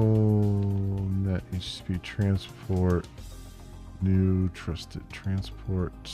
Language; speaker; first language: English; native; English